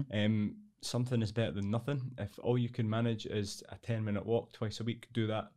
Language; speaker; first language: English; native; English